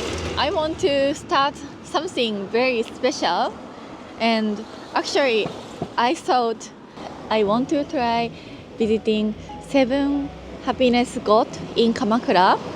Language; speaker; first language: English; non-native, learner; Japanese